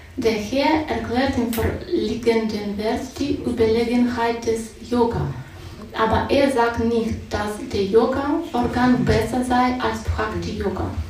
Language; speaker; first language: German; non-native, fluent; Russian